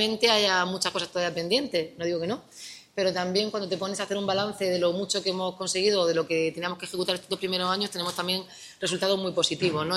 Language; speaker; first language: Spanish; native; Spanish